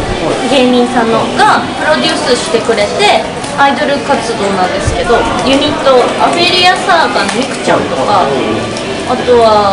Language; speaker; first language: Japanese; native; Japanese